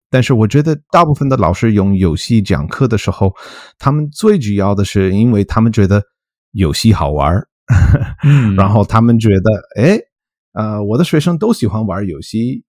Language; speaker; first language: Chinese; non-native, fluent; English